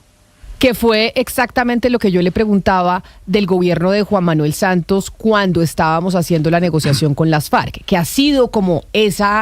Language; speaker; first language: Spanish; native; Spanish